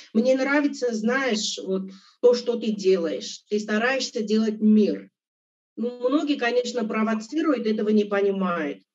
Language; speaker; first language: Russian; non-native, local second language; Armenian